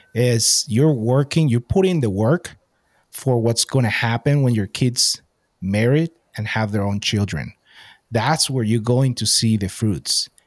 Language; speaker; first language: English; non-native, fluent; Spanish